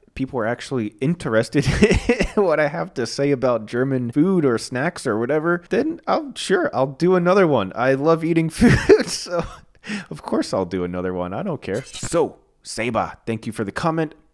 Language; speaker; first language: English; native; English